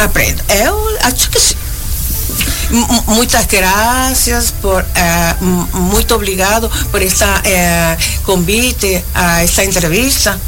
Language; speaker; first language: Portuguese; non-native, learner; Spanish